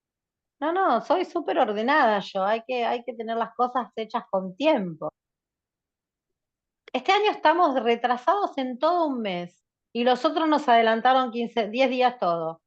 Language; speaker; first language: Spanish; native; Spanish